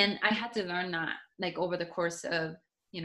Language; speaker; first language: English; non-native, fluent; Japanese